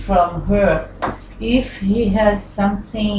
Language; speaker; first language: English; non-native, learner; Portuguese